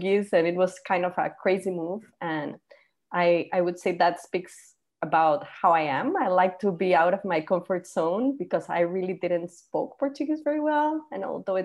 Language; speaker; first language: English; non-native, fluent; Spanish